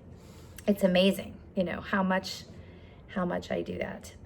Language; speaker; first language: English; native; English